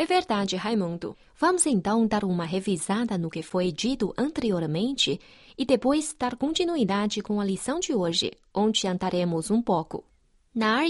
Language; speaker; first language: Portuguese; non-native, fluent; Chinese